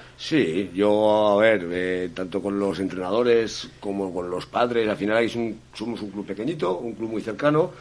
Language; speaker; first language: Spanish; native; Spanish